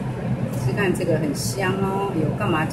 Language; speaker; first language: Chinese; native; Chinese